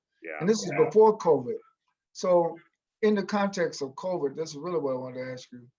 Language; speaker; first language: English; native; English